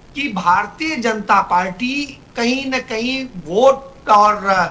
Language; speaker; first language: Hindi; native; Hindi